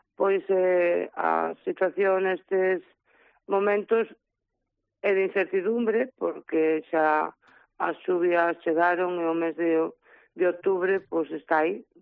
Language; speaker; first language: Galician; native; Galician